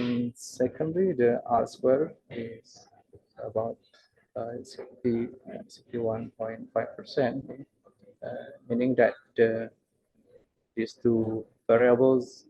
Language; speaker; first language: English; non-native, fluent; Banjar